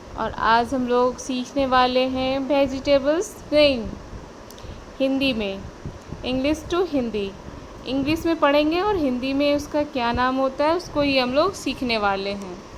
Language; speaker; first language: Hindi; native; Hindi